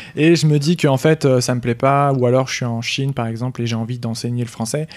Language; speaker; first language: French; native; French